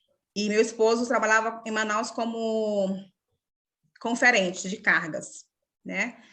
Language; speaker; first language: Portuguese; native; Portuguese